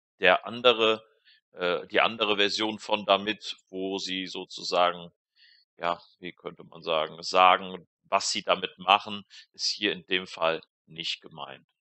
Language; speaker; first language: German; native; German